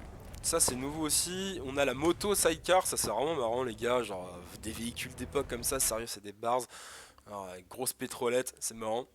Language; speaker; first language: French; native; French